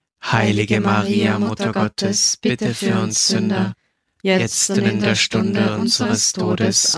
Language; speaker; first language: German; native; German